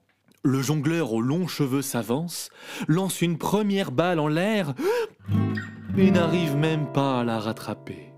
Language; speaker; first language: French; native; French